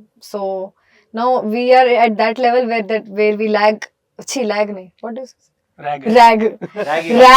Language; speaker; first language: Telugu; non-native, local second language; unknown